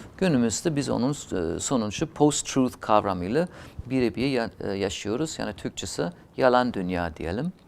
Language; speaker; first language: Turkish; non-native, fluent; German